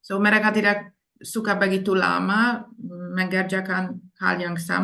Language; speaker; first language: Indonesian; non-native, fluent; Hungarian